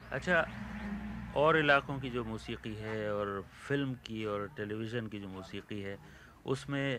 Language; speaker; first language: Urdu; native; Urdu